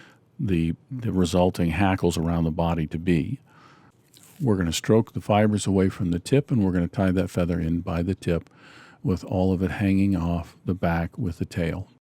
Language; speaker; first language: English; native; English